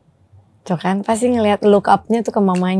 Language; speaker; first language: Indonesian; native; Indonesian